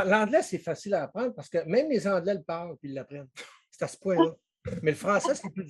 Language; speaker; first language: French; native; French